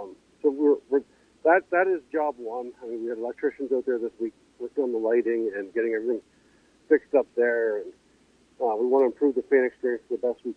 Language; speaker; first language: English; native; English